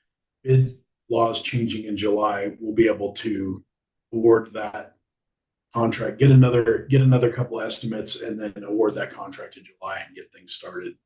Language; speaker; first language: English; native; English